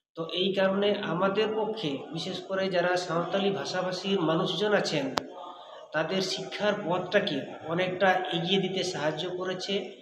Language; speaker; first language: Bangla; non-native, local second language; Santali